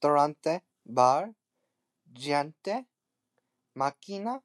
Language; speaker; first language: Italian; non-native, learner; English